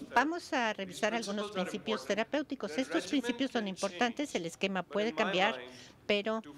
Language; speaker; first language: Spanish; non-native, fluent; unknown